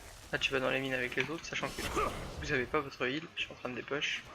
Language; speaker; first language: French; native; French